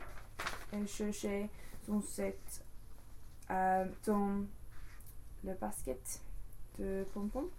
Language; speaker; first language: French; non-native, learner; English